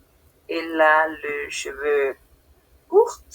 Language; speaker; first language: French; non-native, learner; Spanish